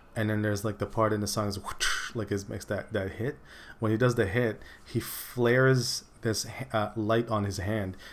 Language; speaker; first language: English; early bilingual, other home language; Filipino